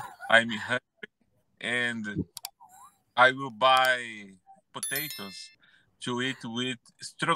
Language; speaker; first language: English; non-native, learner; Portuguese